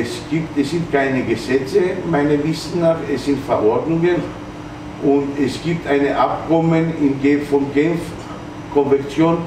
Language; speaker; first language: German; non-native, fluent; Greek